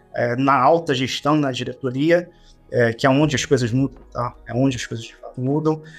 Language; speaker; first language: Portuguese; native; Portuguese